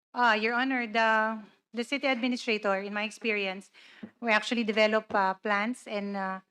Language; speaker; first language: English; non-native, local second language; Cebuano